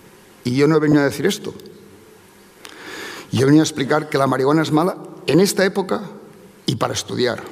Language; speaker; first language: Spanish; native; Spanish